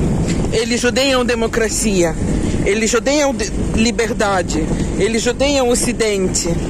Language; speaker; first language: Portuguese; non-native, fluent; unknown